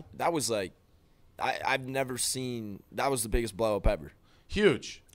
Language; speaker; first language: English; native; English